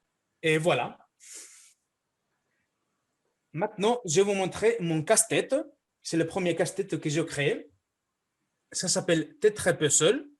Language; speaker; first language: French; non-native, fluent; Spanish